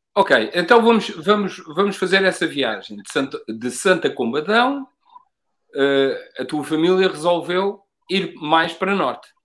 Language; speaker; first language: Portuguese; native; Portuguese